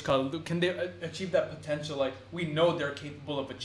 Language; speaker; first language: English; native; English